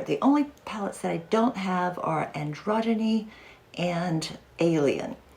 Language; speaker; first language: English; native; English